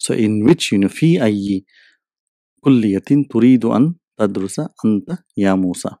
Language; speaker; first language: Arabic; non-native, fluent; English